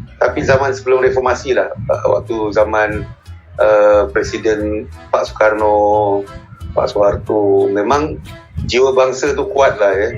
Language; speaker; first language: Malay; native; Malay